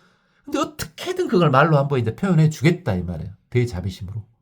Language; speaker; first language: Korean; native; Korean